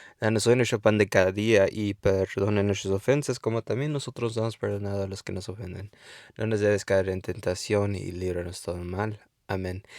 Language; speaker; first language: Spanish; early bilingual, heritage; Spanish